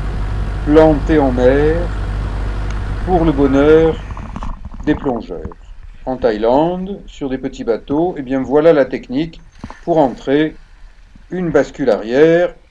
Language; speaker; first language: French; native; French